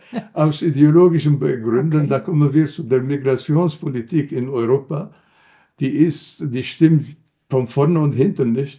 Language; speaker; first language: German; non-native, fluent; Arabic